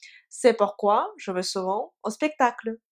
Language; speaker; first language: French; non-native, fluent; Russian